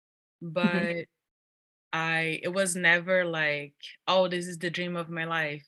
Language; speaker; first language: English; non-native, fluent; Portuguese